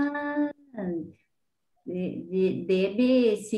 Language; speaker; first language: Spanish; non-native, learner; Portuguese